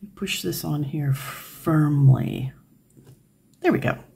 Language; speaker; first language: English; native; English